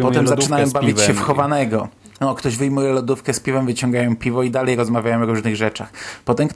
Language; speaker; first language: Polish; native; Polish